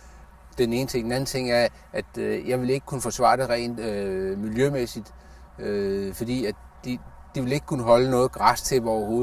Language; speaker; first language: Danish; native; Danish